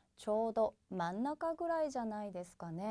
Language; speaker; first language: Japanese; native; Japanese